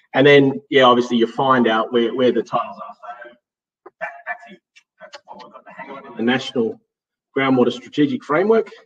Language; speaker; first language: English; native; English